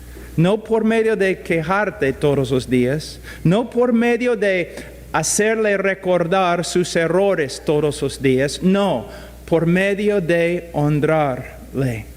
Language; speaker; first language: Spanish; non-native, fluent; English